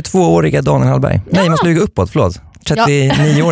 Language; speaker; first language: Swedish; native; Swedish